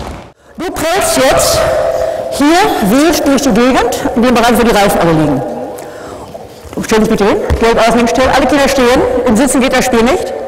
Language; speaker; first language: German; native; German